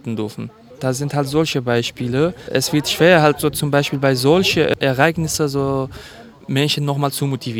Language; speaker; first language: German; non-native, fluent; Kurdish